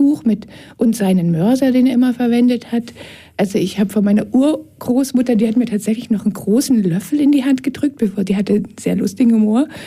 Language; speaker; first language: German; native; German